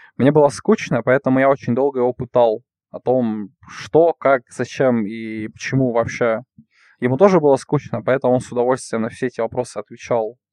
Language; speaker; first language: Russian; native; Russian